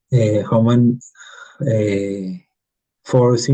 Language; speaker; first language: English; non-native, learner; Spanish